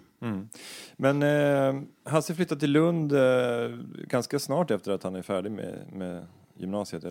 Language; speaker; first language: Swedish; native; Swedish